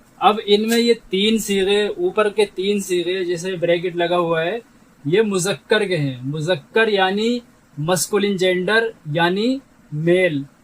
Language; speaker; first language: Urdu; native; Urdu